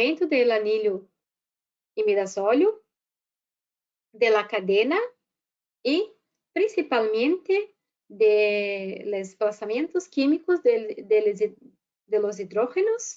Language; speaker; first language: Spanish; non-native, fluent; Portuguese